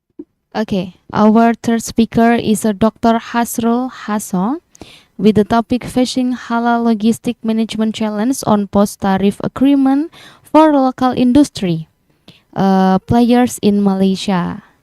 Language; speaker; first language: English; non-native, learner; Indonesian